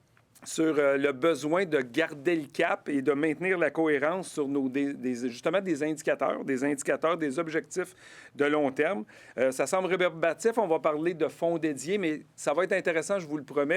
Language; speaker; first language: French; native; French